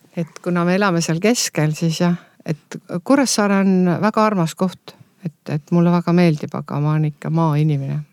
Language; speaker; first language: Estonian; native; Estonian